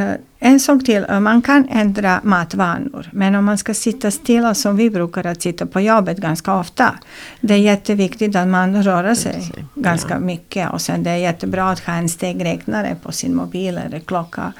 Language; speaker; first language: Swedish; non-native, fluent; Serbian